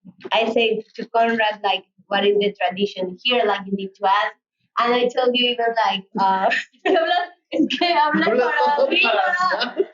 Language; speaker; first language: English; non-native, learner; Spanish